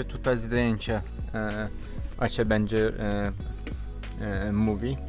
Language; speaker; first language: Polish; non-native, learner; Turkish